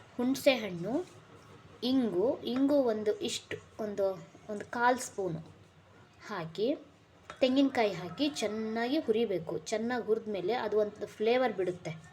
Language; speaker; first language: Kannada; native; Kannada